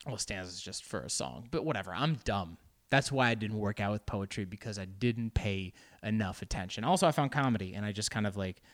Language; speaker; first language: English; early bilingual, other home language; Spanish